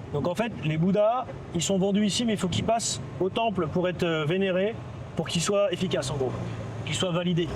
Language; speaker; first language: French; native; French